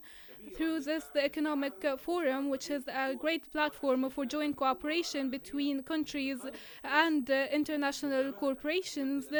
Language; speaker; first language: English; non-native, fluent; Arabic